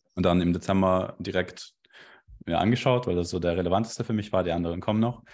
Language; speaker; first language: German; non-native, fluent; Russian